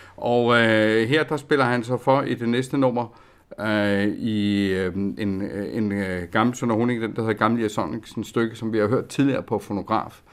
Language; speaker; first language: Danish; native; Danish